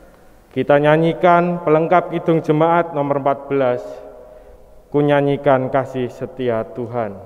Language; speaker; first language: Indonesian; non-native, local second language; Javanese